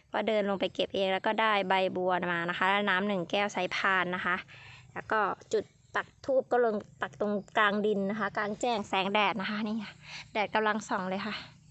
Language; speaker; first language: Thai; native; Thai